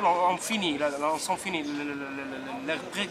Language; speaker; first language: French; non-native, learner; Arabic